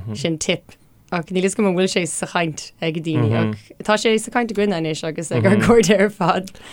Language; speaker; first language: Irish; non-native, local second language; English